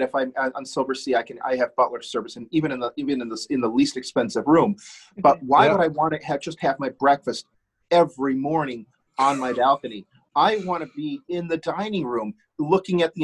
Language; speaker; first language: English; non-native, fluent; German